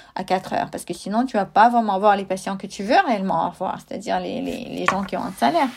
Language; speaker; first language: French; non-native, fluent; Russian